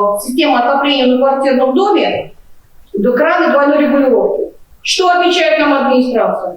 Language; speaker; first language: Russian; native; Russian